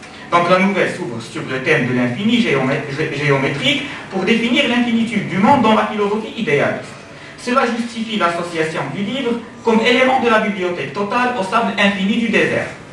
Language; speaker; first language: French; non-native, local second language; Arabic